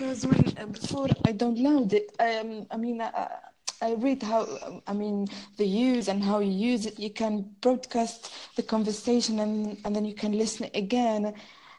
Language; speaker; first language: English; non-native, fluent; Arabic